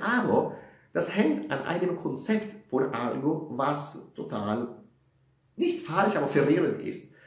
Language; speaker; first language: German; non-native, fluent; Italian